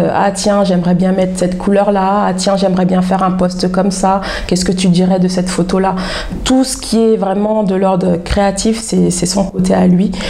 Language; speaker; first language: French; native; French